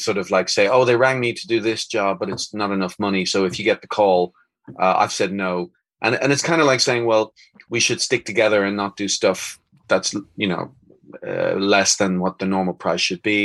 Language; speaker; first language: English; native; English